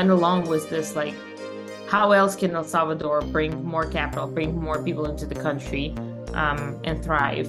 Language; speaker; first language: English; non-native, fluent; Russian